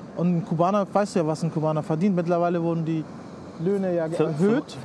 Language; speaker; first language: German; early bilingual, other home language; Spanish